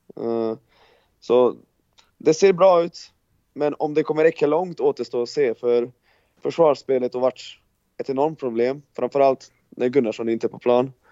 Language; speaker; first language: Swedish; non-native, fluent; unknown